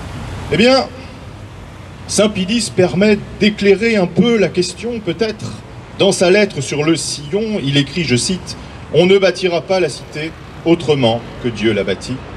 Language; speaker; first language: French; native; French